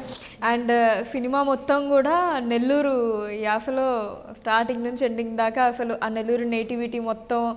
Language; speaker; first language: Telugu; native; Telugu